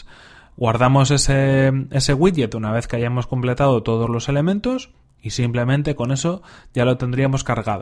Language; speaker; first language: Spanish; native; Spanish